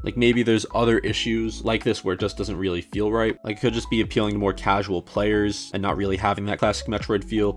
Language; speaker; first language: English; native; English